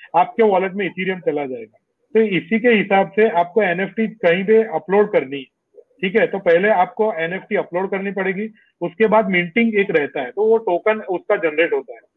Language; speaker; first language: Hindi; non-native, local second language; Gujarati